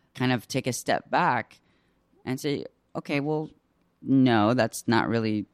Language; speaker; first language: English; early bilingual, other home language; Arabic